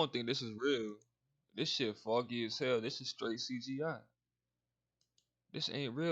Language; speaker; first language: English; native; English